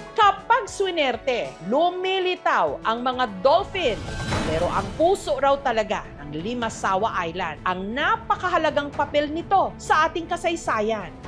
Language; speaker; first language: Filipino; native; Filipino